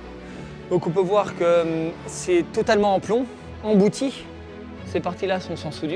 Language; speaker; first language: French; native; French